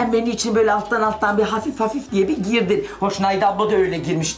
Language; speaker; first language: Turkish; native; Turkish